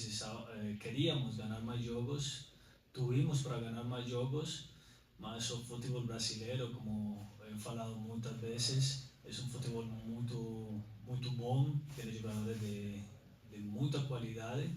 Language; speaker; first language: Portuguese; non-native, learner; Spanish